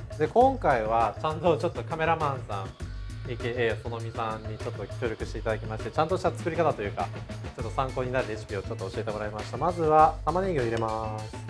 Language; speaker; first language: Japanese; non-native, fluent; Filipino